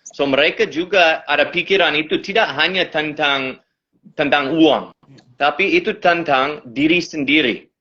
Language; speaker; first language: Indonesian; non-native, learner; English